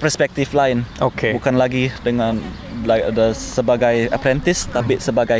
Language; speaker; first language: Indonesian; early bilingual, heritage; Indonesian